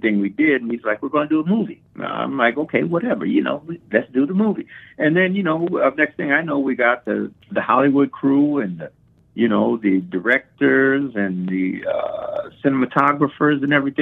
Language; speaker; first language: English; native; English